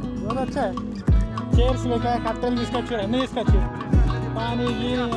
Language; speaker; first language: Hindi; non-native, local second language; Telugu